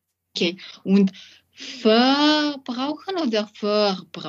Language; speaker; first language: German; non-native, learner; French